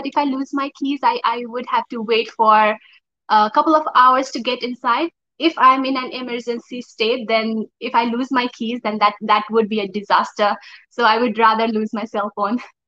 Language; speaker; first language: English; non-native, local second language; Nepali